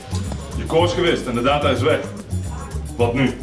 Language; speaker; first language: Dutch; native; Dutch